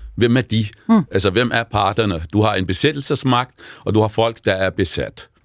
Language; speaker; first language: Danish; non-native, fluent; Arabic